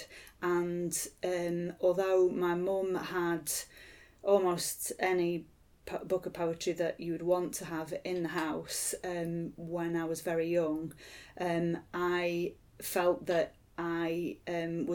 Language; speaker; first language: English; native; English